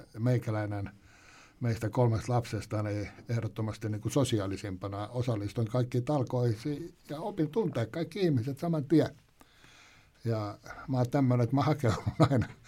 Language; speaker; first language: Finnish; native; Finnish